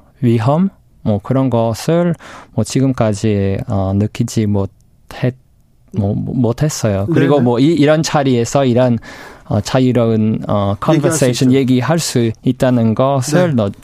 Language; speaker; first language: Korean; non-native, fluent; English